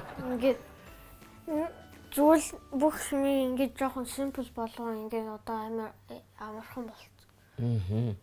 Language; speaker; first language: Mongolian; early bilingual, heritage; Mongolian